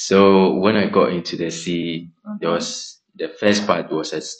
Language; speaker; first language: English; non-native, local second language; Ewe